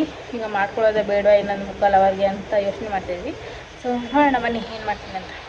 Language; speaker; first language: Kannada; native; Kannada